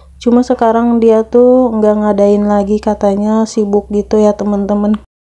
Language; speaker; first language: Indonesian; non-native, local second language; Sundanese